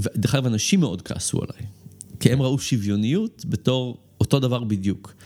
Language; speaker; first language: Hebrew; early bilingual, other home language; English